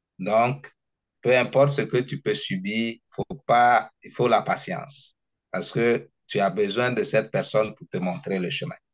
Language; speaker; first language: French; non-native, local second language; Ewe